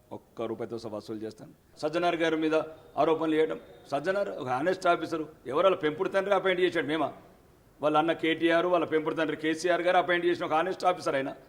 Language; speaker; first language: Telugu; native; Telugu